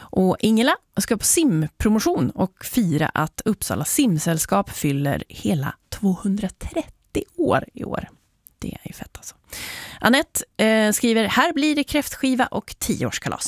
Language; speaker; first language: Swedish; native; Swedish